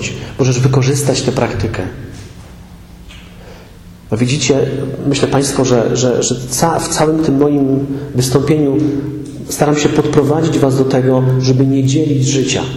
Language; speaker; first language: Polish; native; Polish